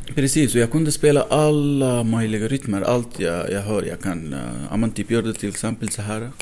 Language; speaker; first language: Swedish; non-native, fluent; Arabic